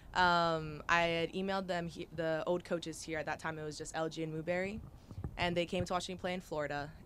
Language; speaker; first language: English; native; English